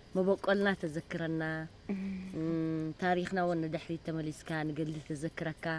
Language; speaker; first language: Tigrinya; native; Tigrinya